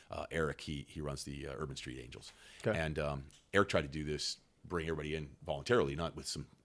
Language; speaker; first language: English; native; English